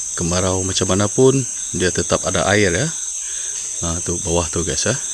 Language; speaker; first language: Malay; non-native, local second language; Iban